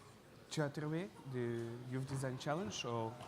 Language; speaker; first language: French; non-native, fluent; Russian